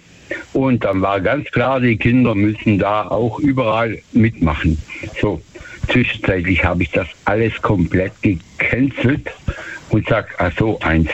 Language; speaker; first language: German; native; German